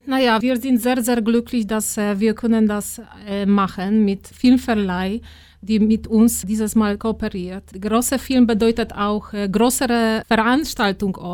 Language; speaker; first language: German; non-native, fluent; Polish